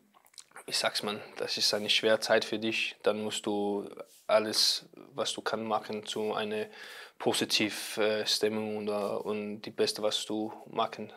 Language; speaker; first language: German; non-native, learner; Danish